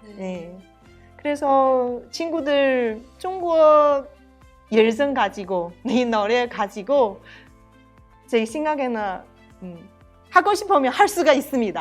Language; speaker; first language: Korean; non-native, learner; Chinese